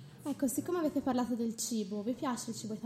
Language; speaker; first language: Italian; native; Italian